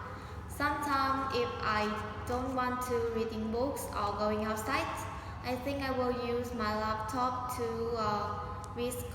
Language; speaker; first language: English; non-native, learner; Vietnamese